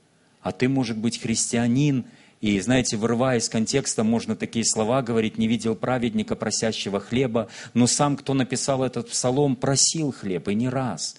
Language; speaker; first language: Russian; native; Russian